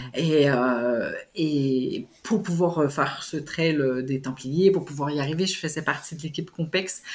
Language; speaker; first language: French; native; French